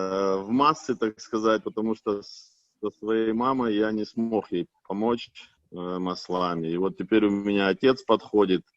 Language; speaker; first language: Russian; native; Russian